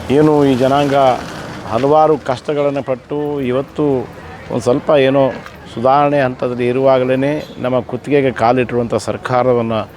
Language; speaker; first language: Kannada; non-native, local second language; Lambadi